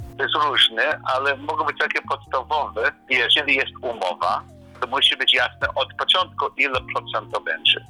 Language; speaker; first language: Polish; non-native, learner; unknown